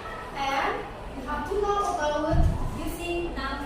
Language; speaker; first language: English; non-native, learner; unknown